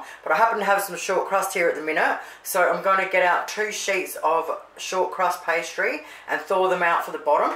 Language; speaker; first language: English; native; English